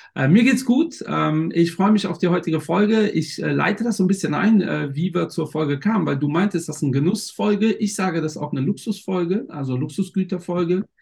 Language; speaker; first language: German; native; German